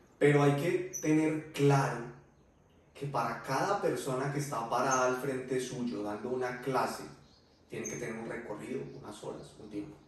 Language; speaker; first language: Spanish; native; Spanish